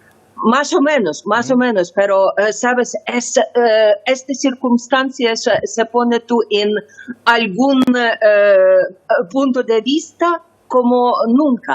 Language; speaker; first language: Spanish; non-native, learner; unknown